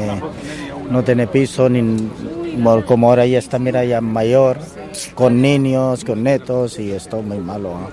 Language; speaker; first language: Spanish; non-native, learner; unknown